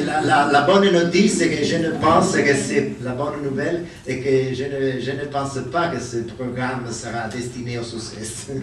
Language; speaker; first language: French; non-native, learner; Italian